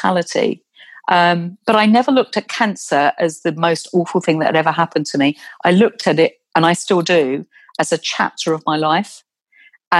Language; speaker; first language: English; native; English